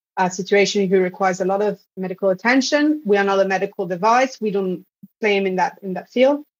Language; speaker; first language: English; non-native, fluent; French